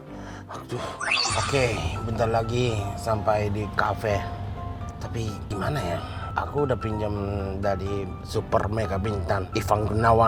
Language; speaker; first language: Indonesian; non-native, learner; Japanese